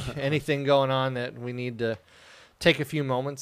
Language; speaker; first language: English; native; English